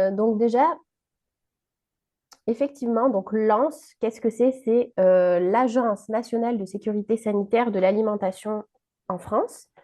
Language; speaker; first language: French; native; French